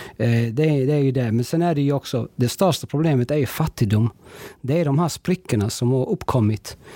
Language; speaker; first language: Swedish; early bilingual, other home language; Spanish